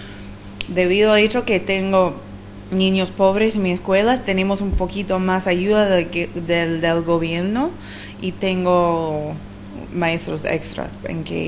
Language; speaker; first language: Spanish; non-native, learner; English